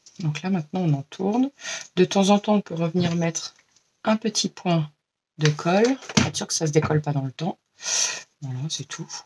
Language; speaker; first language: French; native; French